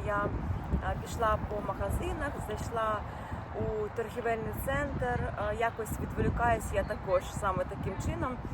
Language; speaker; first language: Ukrainian; non-native, local second language; Russian